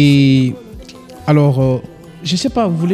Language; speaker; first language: French; non-native, local second language; Lingala